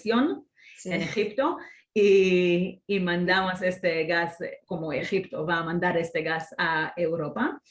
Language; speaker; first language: Spanish; non-native, fluent; Hebrew